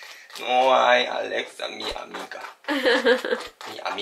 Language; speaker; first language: Spanish; non-native, learner; Japanese